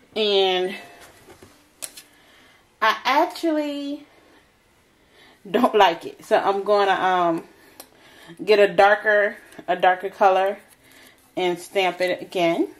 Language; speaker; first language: English; native; English